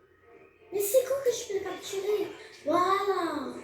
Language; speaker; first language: French; native; French